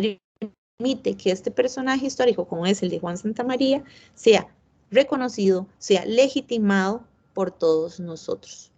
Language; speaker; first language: Spanish; native; Spanish